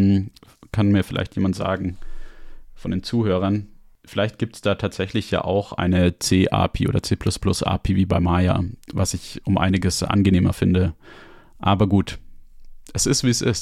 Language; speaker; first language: German; native; German